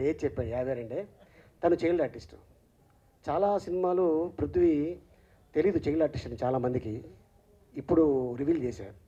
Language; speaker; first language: Telugu; native; Telugu